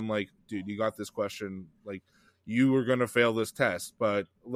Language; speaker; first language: English; native; English